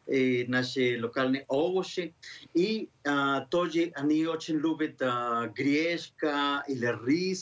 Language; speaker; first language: Russian; non-native, learner; Spanish